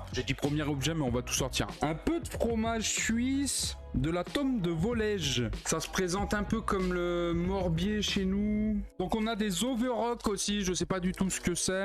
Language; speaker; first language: French; native; French